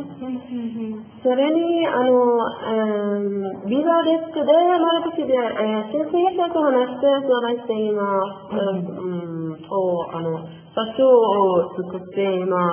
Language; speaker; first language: Japanese; non-native, learner; Persian